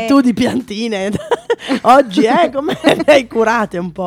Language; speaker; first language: Italian; native; Italian